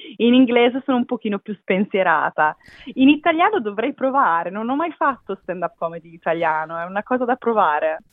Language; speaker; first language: Italian; native; Italian